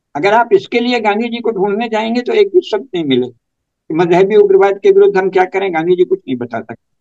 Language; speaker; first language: Hindi; native; Hindi